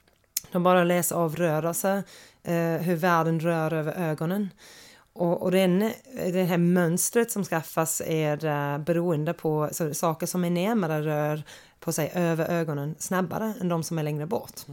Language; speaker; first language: Swedish; non-native, fluent; English